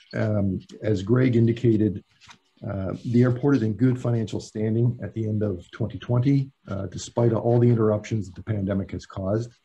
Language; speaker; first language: English; native; English